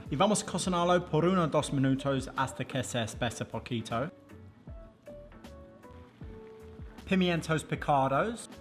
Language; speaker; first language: Spanish; non-native, fluent; English